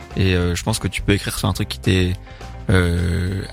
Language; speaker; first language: French; native; French